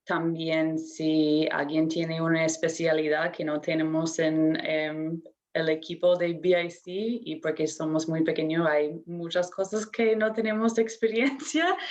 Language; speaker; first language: Spanish; non-native, fluent; English